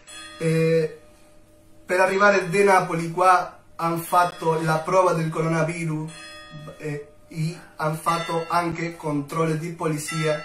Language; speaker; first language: Italian; non-native, learner; Spanish